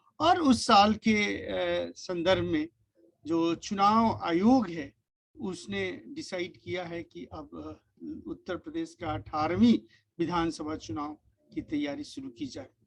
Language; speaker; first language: Hindi; native; Hindi